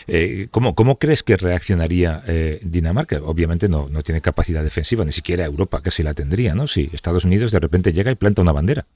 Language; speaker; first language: Spanish; native; Spanish